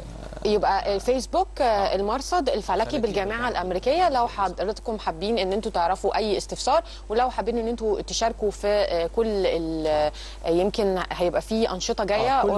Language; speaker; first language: Arabic; native; Arabic